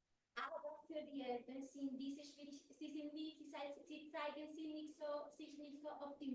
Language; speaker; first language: German; non-native, fluent; Spanish